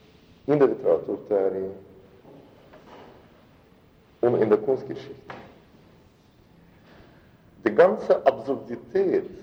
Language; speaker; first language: German; non-native, fluent; Russian